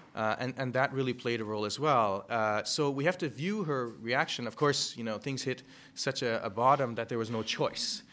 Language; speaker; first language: English; early bilingual, other home language; German